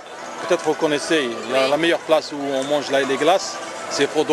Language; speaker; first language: French; non-native, local second language; Arabic